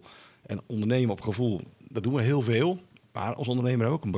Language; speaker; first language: Dutch; native; Dutch